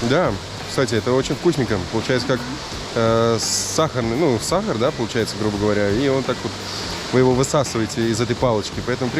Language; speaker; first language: Russian; native; Russian